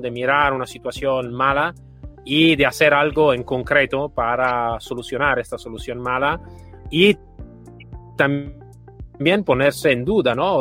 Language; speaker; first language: Spanish; non-native, fluent; Italian